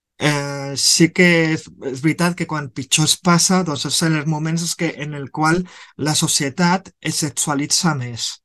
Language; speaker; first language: Catalan; non-native, local second language; Spanish